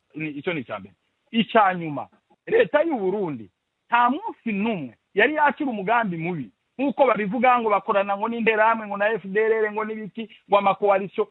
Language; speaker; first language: Kinyarwanda; native; Kinyarwanda